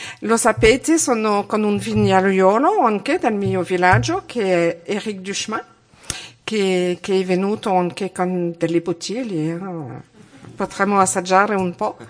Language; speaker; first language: Italian; non-native, learner; French